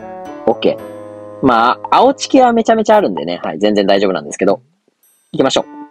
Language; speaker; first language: Japanese; native; Japanese